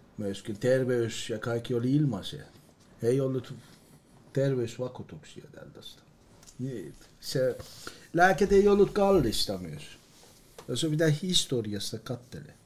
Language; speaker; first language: Finnish; non-native, learner; Persian